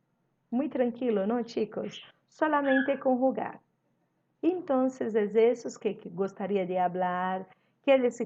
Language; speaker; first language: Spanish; non-native, learner; Portuguese